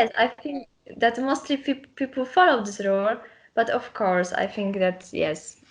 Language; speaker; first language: English; non-native, learner; Polish